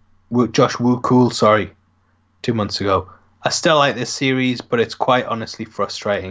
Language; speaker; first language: English; native; English